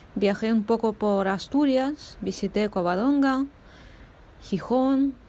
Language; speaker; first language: Spanish; non-native, fluent; Russian